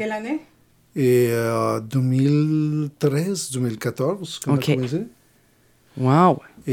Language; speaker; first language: French; non-native, learner; Spanish